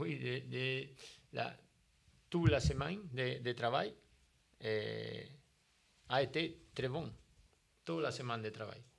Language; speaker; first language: French; non-native, learner; Spanish